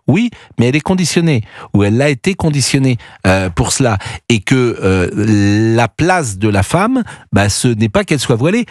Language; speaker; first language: French; native; French